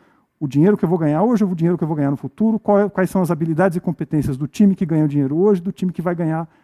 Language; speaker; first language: Portuguese; native; Portuguese